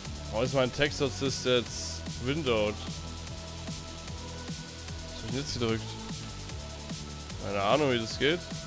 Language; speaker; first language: German; native; German